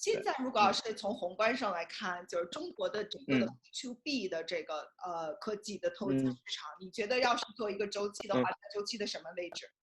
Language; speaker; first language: Chinese; native; Chinese